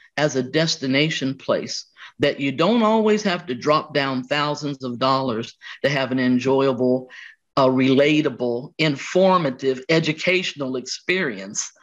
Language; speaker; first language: English; native; English